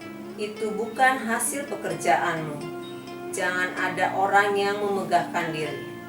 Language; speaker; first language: Indonesian; native; Indonesian